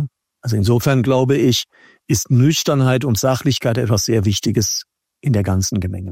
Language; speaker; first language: German; native; German